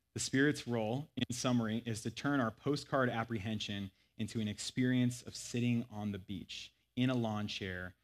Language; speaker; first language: English; native; English